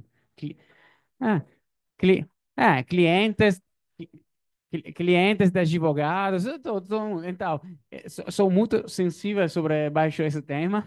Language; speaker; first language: Portuguese; non-native, fluent; Italian